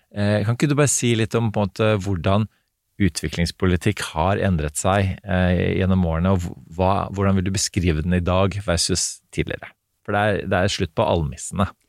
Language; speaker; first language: Norwegian; native; Norwegian